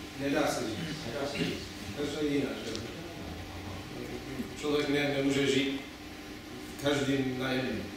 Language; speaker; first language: Czech; non-native, fluent; English